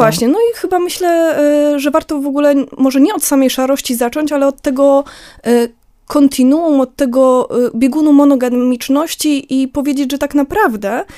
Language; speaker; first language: Polish; native; Polish